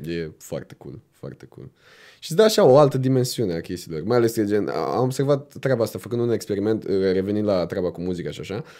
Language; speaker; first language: Romanian; native; Romanian